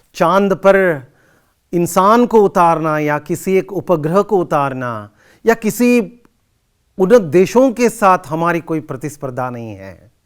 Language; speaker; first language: Hindi; non-native, local second language; Kannada